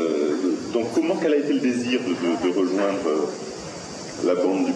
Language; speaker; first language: French; native; French